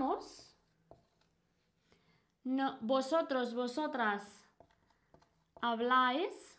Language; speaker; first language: Spanish; non-native, fluent; Indonesian